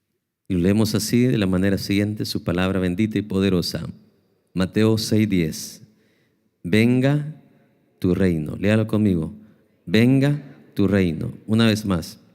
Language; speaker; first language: Spanish; native; Spanish